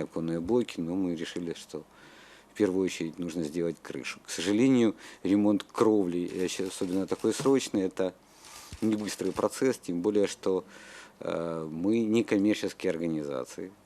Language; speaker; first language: Russian; native; Russian